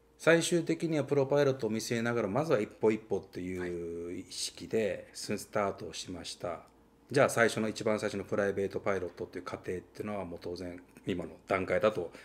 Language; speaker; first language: Japanese; native; Japanese